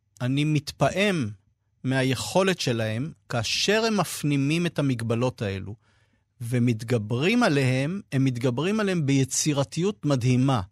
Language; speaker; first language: Hebrew; native; Hebrew